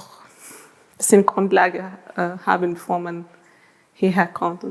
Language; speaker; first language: German; non-native, fluent; Arabic